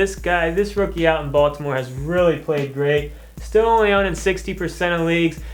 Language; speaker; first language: English; native; English